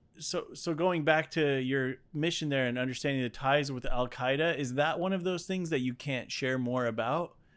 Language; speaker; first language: English; native; English